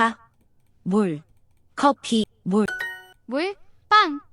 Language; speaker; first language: Korean; non-native, learner; English